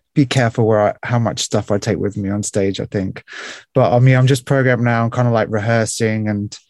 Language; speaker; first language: English; native; English